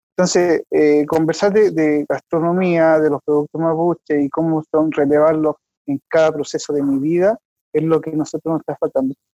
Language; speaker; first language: Spanish; native; Spanish